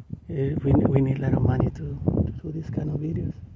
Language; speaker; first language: English; non-native, learner; Spanish